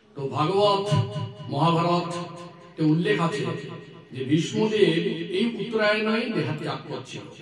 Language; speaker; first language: Bangla; non-native, learner; Assamese